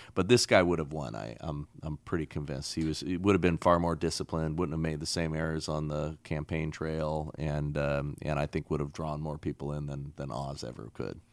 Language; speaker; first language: English; native; English